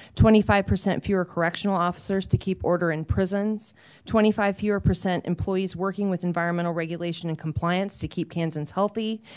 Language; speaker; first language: English; native; English